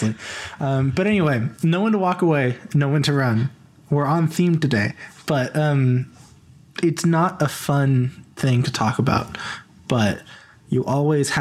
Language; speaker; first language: English; native; English